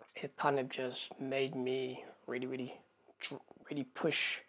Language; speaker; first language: English; native; English